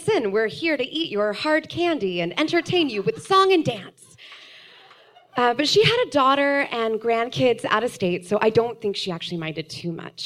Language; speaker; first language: English; native; English